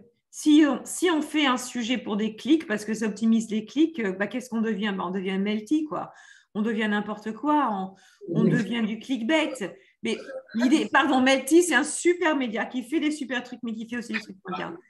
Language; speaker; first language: French; early bilingual, heritage; French